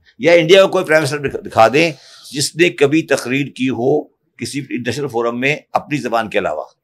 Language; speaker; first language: Urdu; native; Urdu